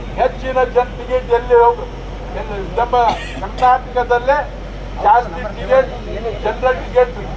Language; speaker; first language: Kannada; non-native, local second language; Lambadi